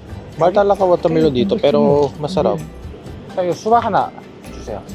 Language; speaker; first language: Filipino; non-native, learner; Korean